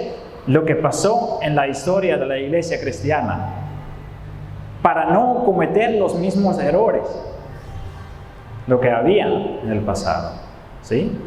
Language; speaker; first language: Spanish; non-native, fluent; Dutch